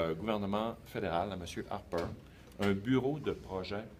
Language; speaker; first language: French; native; French